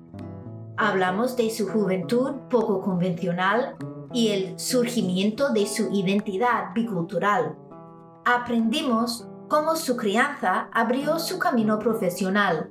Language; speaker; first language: Spanish; non-native, fluent; English